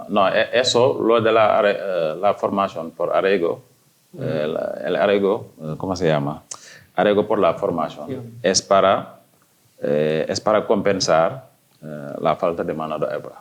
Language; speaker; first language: Spanish; non-native, fluent; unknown